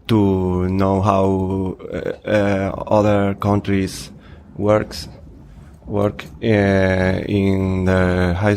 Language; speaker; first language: English; non-native, learner; Spanish